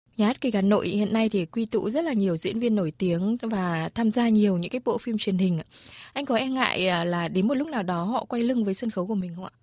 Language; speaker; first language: Vietnamese; native; Vietnamese